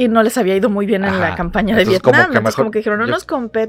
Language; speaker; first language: Spanish; native; Spanish